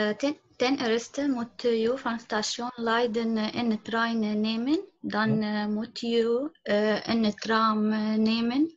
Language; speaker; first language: Dutch; non-native, learner; Arabic